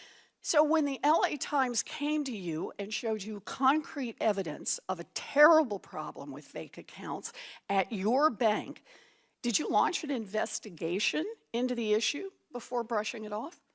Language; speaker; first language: English; native; English